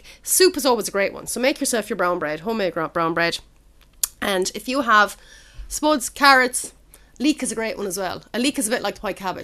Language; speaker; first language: English; native; English